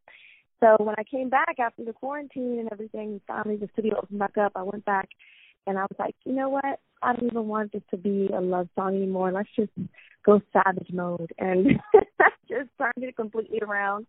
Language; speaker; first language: English; native; English